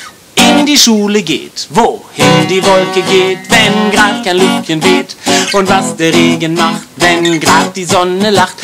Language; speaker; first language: German; native; German